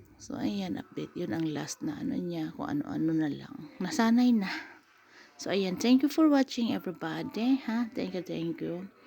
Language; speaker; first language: Filipino; native; Filipino